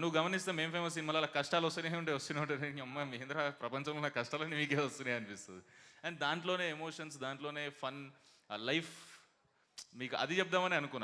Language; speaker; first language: Telugu; native; Telugu